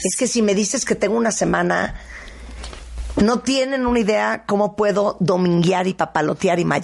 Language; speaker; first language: Spanish; native; Spanish